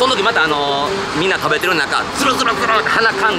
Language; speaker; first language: Japanese; native; Japanese